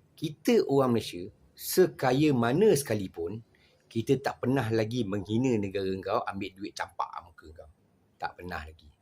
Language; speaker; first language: Malay; native; Malay